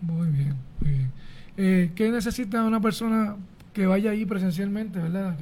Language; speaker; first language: Spanish; native; Spanish